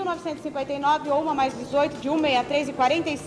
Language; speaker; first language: Portuguese; native; Portuguese